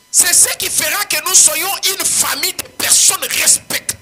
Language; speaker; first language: French; non-native, local second language; Swahili